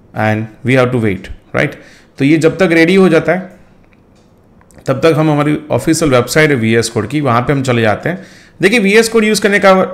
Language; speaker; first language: Hindi; non-native, local second language; Gujarati